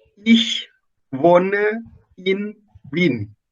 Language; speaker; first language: German; non-native, fluent; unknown